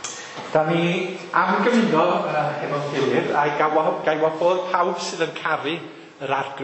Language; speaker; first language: Welsh; native; Welsh